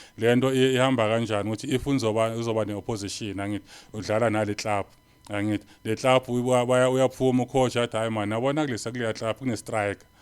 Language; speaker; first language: Zulu; native; Zulu